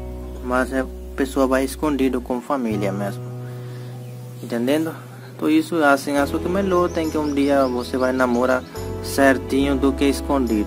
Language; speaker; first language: Portuguese; non-native, learner; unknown